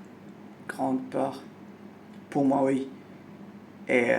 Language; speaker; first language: French; non-native, learner; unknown